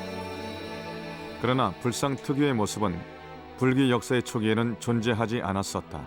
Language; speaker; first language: Korean; native; Korean